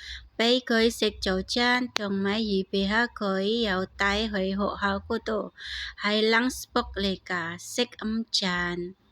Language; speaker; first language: Cantonese; non-native, learner; Indonesian